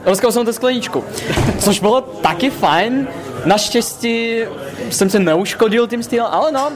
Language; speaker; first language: Czech; non-native, fluent; Russian